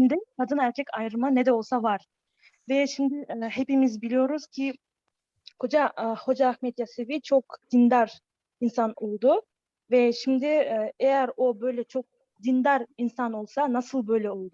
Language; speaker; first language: Turkish; non-native, fluent; Kazakh